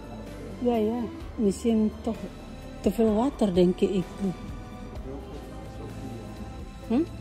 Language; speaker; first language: Dutch; non-native, learner; Indonesian